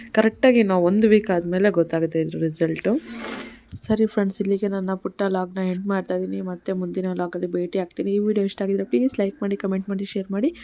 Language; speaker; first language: Kannada; native; Kannada